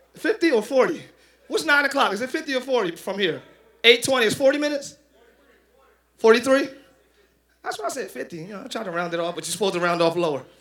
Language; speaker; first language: English; native; English